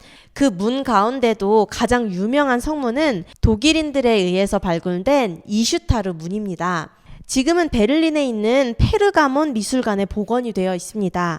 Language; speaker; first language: Korean; native; Korean